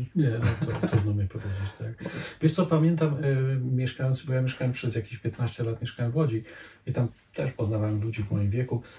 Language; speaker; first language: Polish; non-native, fluent; Croatian